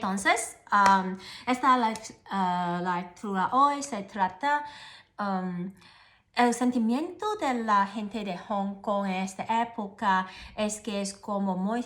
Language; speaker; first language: Spanish; non-native, learner; Cantonese